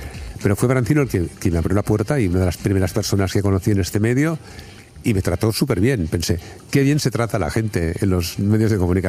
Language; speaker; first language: Spanish; native; Spanish